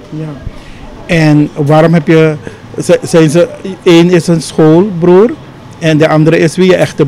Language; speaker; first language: Dutch; native; Dutch